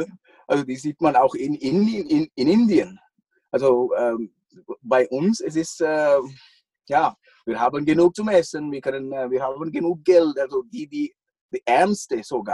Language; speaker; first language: German; non-native, fluent; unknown